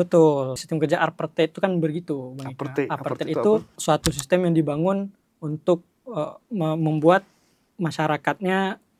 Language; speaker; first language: Indonesian; native; Indonesian